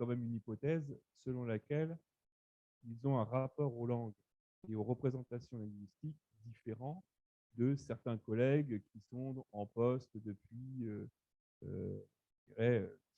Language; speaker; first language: French; native; French